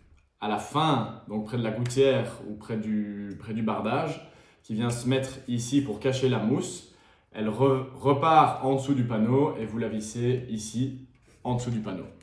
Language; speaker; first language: French; native; French